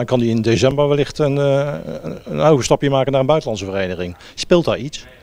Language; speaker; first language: Dutch; native; Dutch